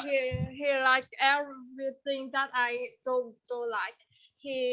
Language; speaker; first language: English; non-native, learner; Vietnamese